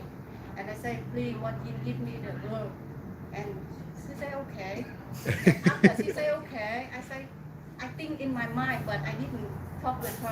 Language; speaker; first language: English; non-native, learner; Vietnamese